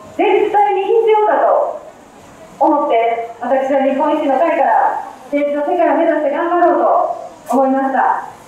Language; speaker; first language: Japanese; native; Japanese